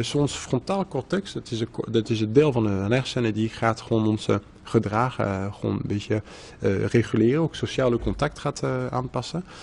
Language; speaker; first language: Dutch; non-native, fluent; French